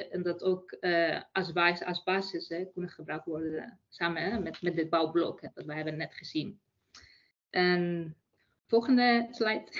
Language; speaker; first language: Dutch; non-native, fluent; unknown